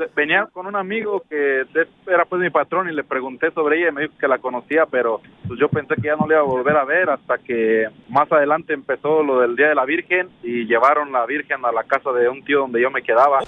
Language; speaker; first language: Spanish; native; Spanish